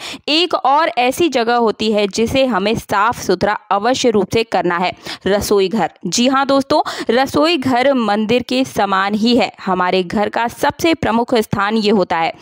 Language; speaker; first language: Hindi; native; Hindi